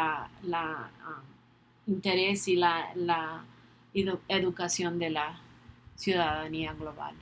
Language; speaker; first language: Spanish; early bilingual, other home language; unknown